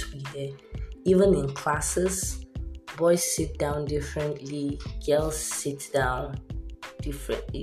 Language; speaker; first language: English; non-native, local second language; Yoruba